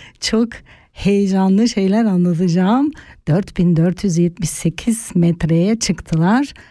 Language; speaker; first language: Turkish; native; Turkish